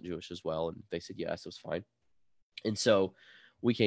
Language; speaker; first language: English; early bilingual, other home language; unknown